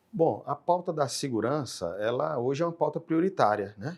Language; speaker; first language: Portuguese; native; Portuguese